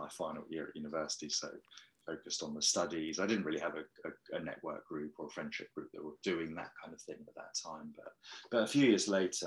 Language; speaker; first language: English; native; English